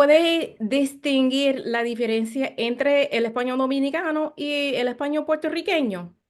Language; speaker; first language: Spanish; non-native, learner; English